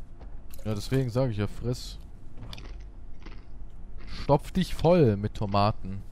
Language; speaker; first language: German; native; German